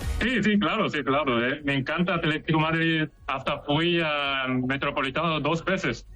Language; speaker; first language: Spanish; non-native, learner; Korean